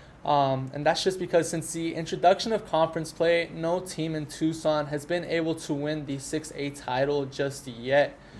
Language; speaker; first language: English; early bilingual, other home language; Spanish